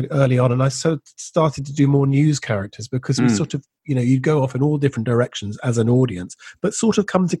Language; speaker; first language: English; native; English